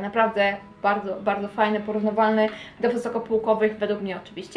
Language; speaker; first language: Polish; native; Polish